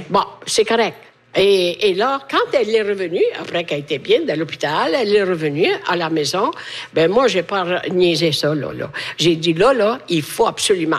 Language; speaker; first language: French; non-native, fluent; Italian